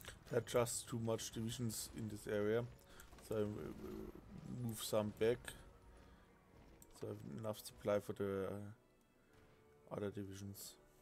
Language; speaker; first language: English; non-native, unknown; German